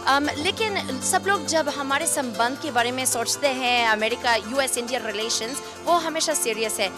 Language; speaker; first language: Hindi; non-native, fluent; English